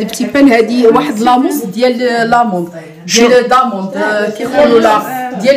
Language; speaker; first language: Arabic; native; Arabic